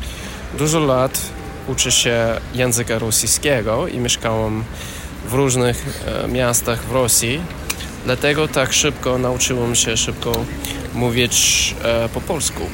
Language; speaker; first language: Polish; non-native, learner; English